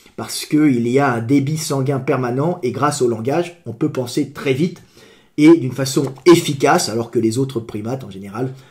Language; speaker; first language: French; native; French